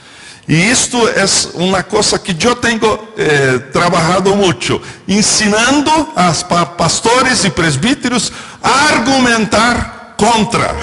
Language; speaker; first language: Spanish; non-native, fluent; Portuguese